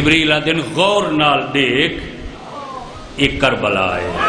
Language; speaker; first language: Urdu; non-native, local second language; Punjabi